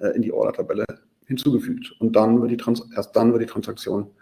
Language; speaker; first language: German; native; German